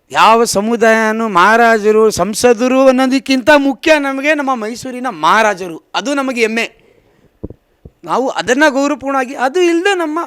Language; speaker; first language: Kannada; non-native, local second language; Marwari